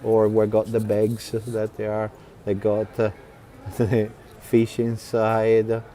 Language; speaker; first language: English; non-native, fluent; Italian